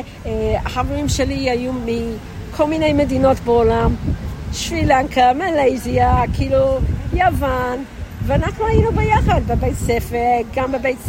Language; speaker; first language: Hebrew; non-native, fluent; English